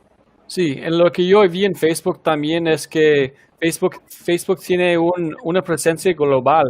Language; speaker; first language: Spanish; early bilingual, heritage; Spanish